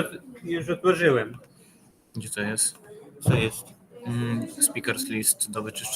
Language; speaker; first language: Polish; non-native, fluent; Ukrainian